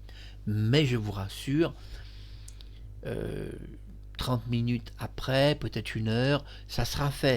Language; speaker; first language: French; native; French